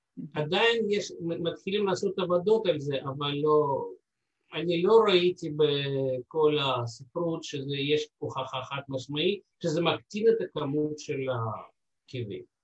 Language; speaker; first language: Hebrew; non-native, fluent; Russian